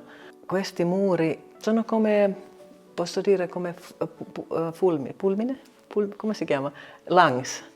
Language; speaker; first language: Italian; non-native, learner; Finnish